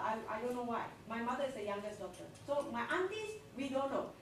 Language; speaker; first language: English; non-native, local second language; Chinese